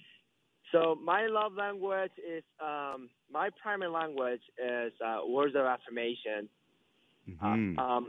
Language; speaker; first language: English; non-native, fluent; Korean